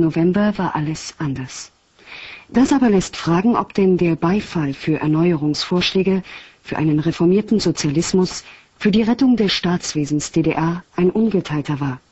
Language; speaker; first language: German; native; German